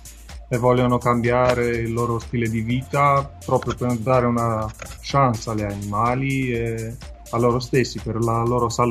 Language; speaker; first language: Italian; non-native, fluent; Romanian